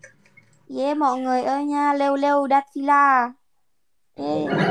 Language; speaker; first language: Vietnamese; non-native, learner; Indonesian